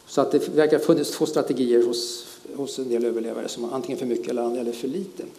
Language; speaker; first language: Swedish; early bilingual, other home language; German